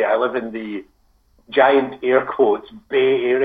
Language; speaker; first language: English; native; English